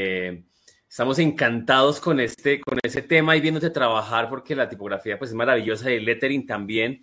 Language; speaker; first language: Spanish; native; Spanish